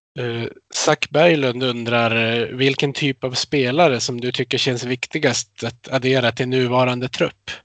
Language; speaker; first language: Swedish; native; Swedish